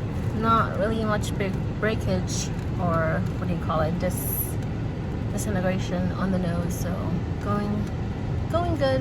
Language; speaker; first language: English; native; English